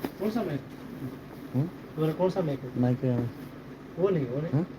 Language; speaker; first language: Hindi; non-native, learner; Bangla